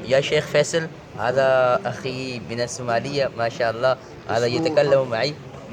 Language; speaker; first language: Arabic; non-native, learner; Urdu